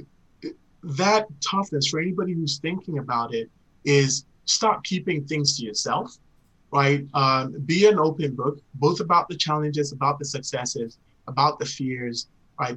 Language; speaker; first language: English; non-native, local second language; Akan